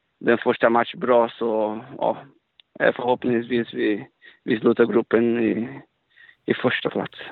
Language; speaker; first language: Swedish; non-native, fluent; Portuguese